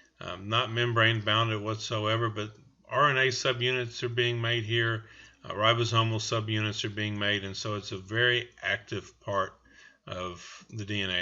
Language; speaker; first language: English; native; English